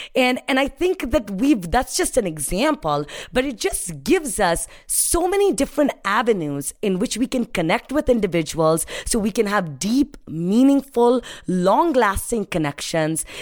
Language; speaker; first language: English; non-native, local second language; Hindi